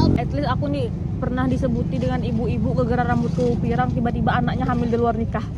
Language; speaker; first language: Indonesian; native; Indonesian